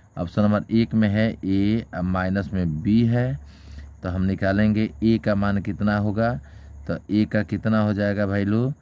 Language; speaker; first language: Hindi; native; Hindi